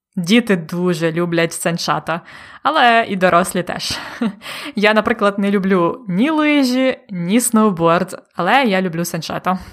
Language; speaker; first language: Ukrainian; native; Ukrainian